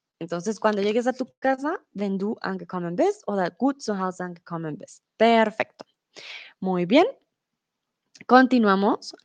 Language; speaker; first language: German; non-native, fluent; Spanish